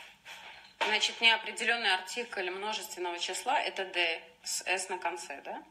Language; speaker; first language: Russian; native; Russian